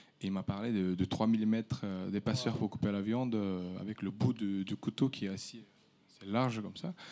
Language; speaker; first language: French; early bilingual, other home language; Turkish